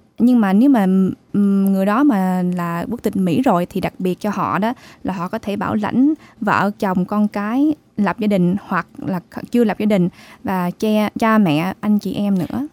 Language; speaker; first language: Vietnamese; early bilingual, heritage; Vietnamese